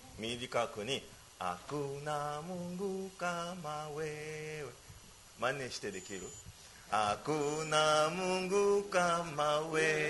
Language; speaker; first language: Japanese; non-native, learner; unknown